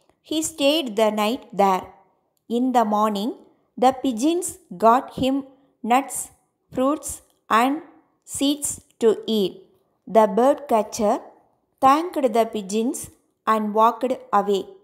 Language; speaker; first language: English; non-native, local second language; Tamil